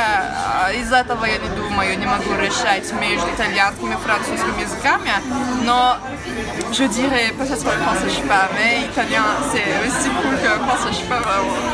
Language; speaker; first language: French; non-native, fluent; Turkish